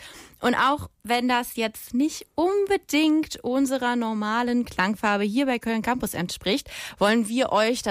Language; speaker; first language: German; native; German